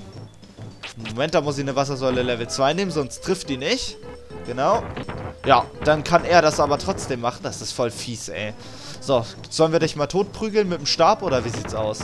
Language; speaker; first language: German; native; German